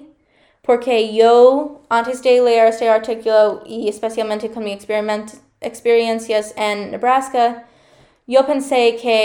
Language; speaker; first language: Spanish; non-native, learner; English